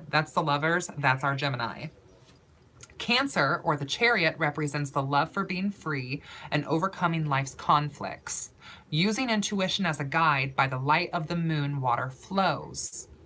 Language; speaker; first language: English; native; English